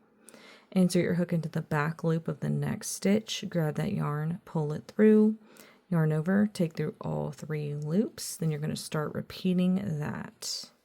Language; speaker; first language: English; native; English